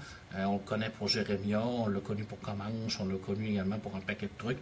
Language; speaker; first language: French; native; French